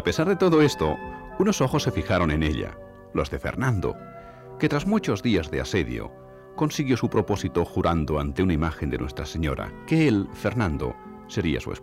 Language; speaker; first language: Spanish; native; Spanish